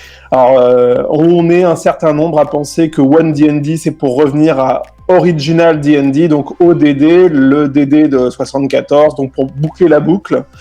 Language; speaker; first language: French; native; French